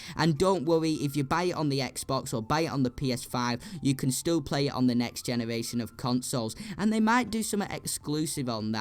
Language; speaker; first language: English; native; English